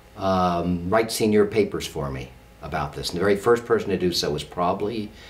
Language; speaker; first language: English; native; English